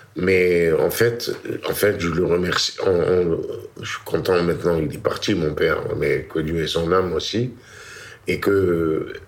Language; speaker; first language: French; native; French